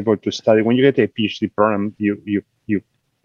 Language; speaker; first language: English; non-native, fluent; Spanish